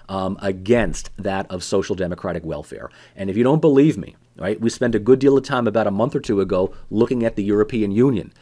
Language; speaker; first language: English; native; English